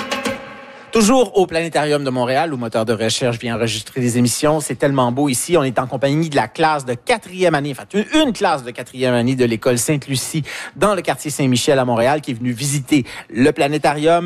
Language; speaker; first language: French; native; French